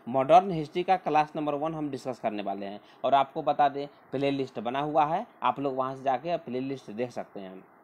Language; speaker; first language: Hindi; native; Hindi